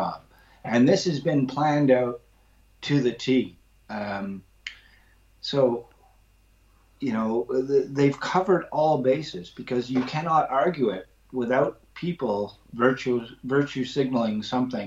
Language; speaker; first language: English; native; English